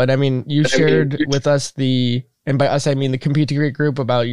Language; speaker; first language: English; native; English